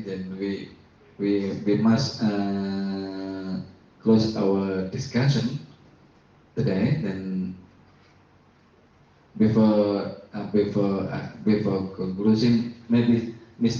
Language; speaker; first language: English; non-native, learner; Indonesian